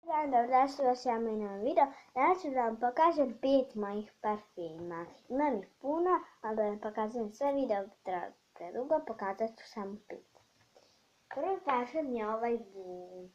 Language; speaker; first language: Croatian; early bilingual, heritage; Bosnian